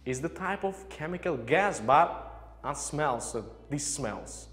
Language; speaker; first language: English; non-native, learner; Uzbek